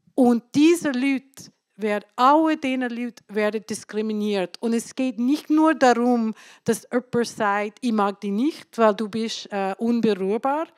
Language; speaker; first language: German; non-native, fluent; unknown